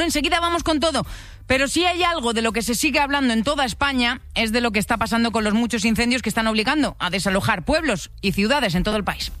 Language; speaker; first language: Spanish; native; Spanish